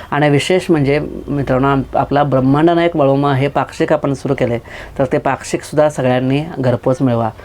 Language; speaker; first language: Marathi; native; Marathi